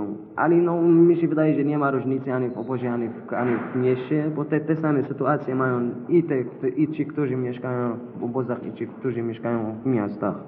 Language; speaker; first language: Polish; non-native, learner; Arabic